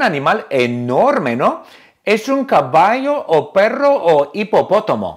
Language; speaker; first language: Spanish; non-native, fluent; English